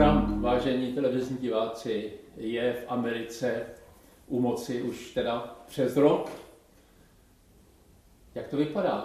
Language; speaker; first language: Czech; native; Czech